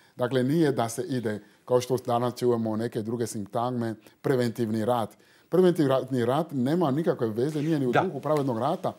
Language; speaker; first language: Croatian; non-native, fluent; Fon